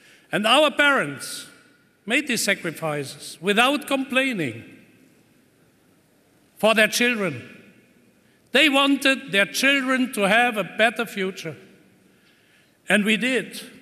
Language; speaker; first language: English; non-native, fluent; German